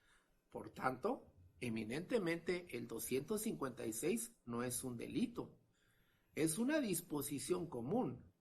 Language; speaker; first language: Spanish; native; Spanish